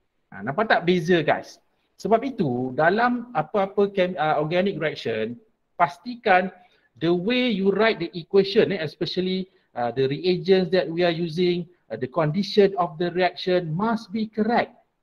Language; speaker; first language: English; non-native, local second language; Malay